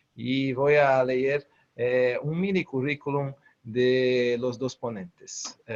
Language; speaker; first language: Spanish; non-native, learner; Portuguese